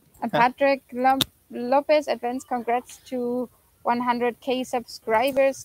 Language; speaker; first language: English; non-native, fluent; German